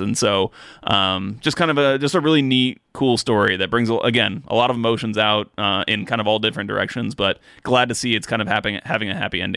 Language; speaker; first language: English; native; English